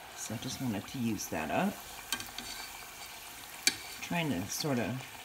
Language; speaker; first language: English; native; English